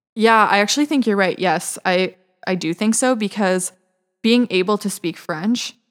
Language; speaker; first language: English; native; English